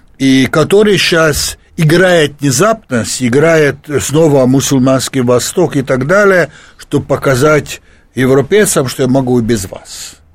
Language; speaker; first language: Russian; non-native, fluent; Hungarian